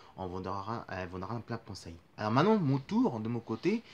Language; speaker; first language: French; native; French